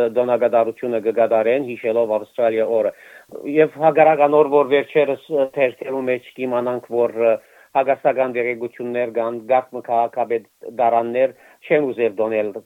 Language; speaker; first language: Armenian; early bilingual, heritage; Armenian